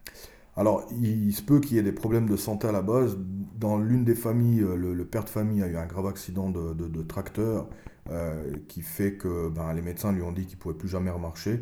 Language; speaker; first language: French; early bilingual, other home language; Albanian